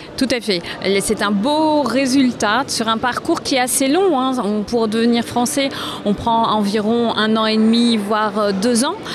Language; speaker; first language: French; native; French